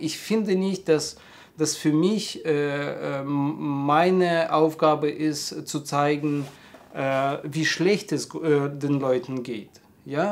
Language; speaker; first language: German; non-native, fluent; Russian